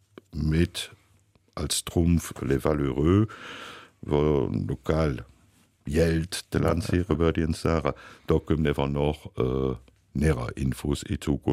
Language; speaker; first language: German; native; German